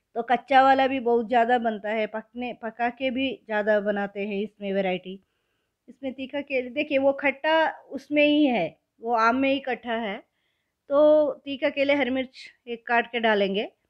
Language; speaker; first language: Hindi; non-native, local second language; Kannada